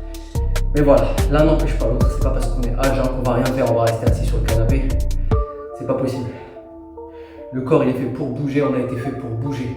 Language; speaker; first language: French; native; French